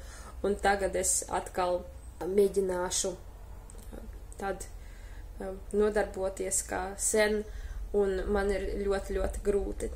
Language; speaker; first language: Latvian; non-native, fluent; Russian